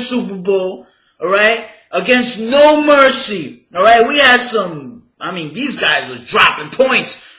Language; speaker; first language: English; native; English